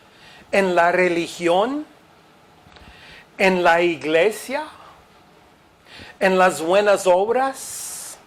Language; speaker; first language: Spanish; non-native, fluent; English